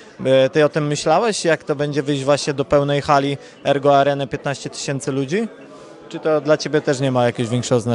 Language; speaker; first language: Polish; native; Polish